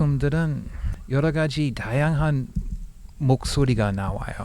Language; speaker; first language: Korean; non-native, fluent; English